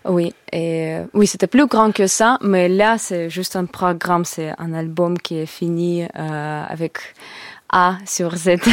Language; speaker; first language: French; non-native, learner; Russian